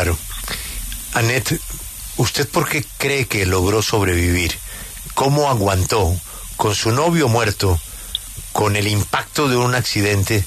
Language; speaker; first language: Spanish; native; Spanish